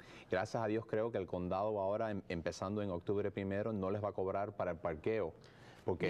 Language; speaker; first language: Spanish; early bilingual, heritage; Spanish